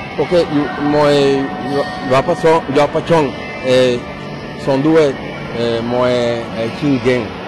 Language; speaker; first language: Thai; non-native, learner; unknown